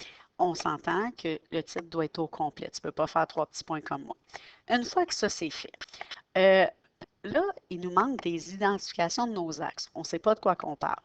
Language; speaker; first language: French; native; French